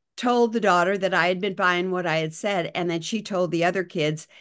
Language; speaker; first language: English; native; English